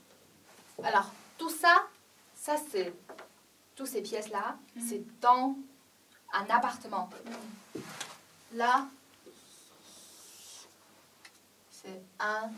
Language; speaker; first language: French; non-native, fluent; Chinese